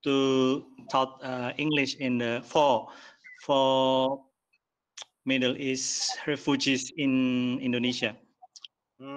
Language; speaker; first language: English; non-native, learner; Indonesian